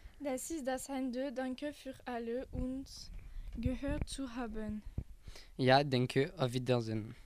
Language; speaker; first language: German; non-native, learner; French